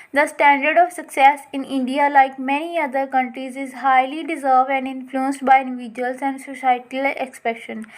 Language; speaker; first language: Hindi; non-native, local second language; Punjabi